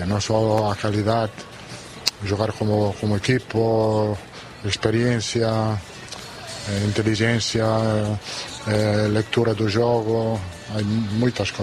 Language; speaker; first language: Portuguese; non-native, fluent; Italian